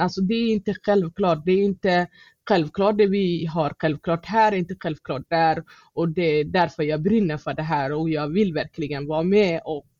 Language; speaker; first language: Swedish; non-native, fluent; Somali